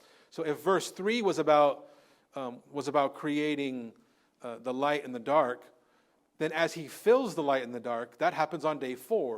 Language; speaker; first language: English; native; English